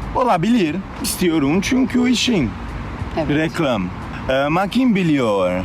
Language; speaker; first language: Turkish; non-native, learner; Portuguese